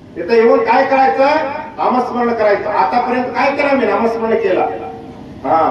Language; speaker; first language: Marathi; non-native, local second language; Kannada